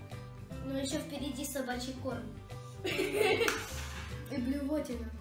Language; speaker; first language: Russian; native; Russian